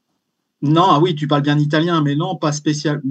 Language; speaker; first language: French; native; French